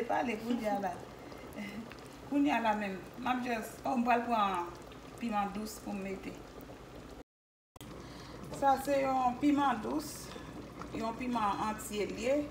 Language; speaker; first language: French; non-native, local second language; Haitian Creole